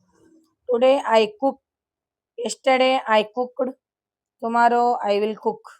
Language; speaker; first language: English; non-native, local second language; Kannada